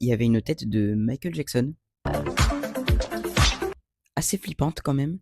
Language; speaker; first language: French; native; French